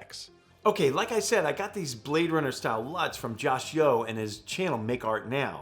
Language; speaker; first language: English; native; English